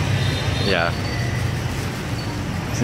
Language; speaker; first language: Vietnamese; non-native, learner; English